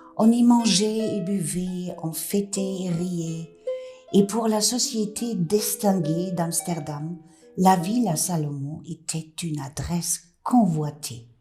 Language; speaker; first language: French; non-native, fluent; German